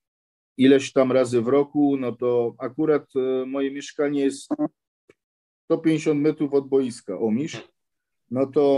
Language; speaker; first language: Polish; early bilingual, heritage; Polish